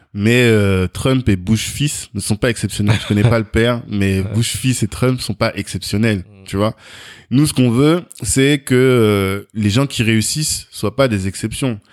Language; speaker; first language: French; native; French